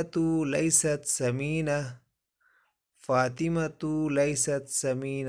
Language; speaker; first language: Arabic; non-native, fluent; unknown